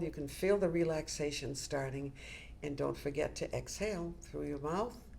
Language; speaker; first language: English; native; English